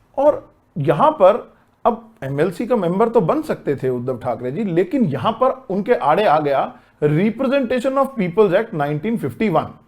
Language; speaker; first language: Hindi; native; Hindi